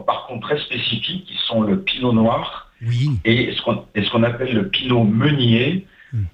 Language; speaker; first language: French; native; French